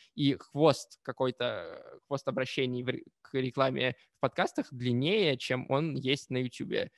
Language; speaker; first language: Russian; native; Russian